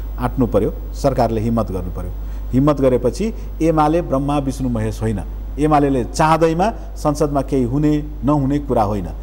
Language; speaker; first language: Nepali; non-native, local second language; Maithili